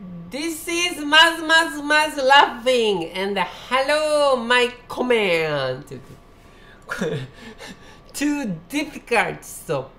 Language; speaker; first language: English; non-native, learner; Japanese